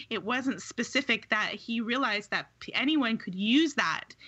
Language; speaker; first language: English; native; English